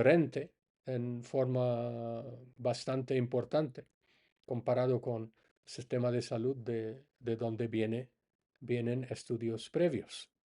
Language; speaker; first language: Spanish; non-native, fluent; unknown